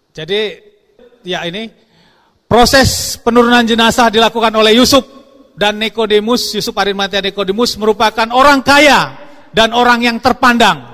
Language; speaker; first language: Indonesian; non-native, local second language; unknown